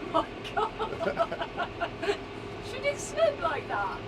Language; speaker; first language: English; native; English